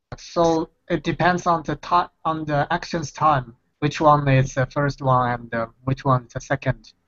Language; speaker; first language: English; non-native, fluent; Chinese